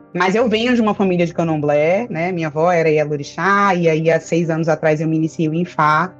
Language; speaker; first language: Portuguese; native; Portuguese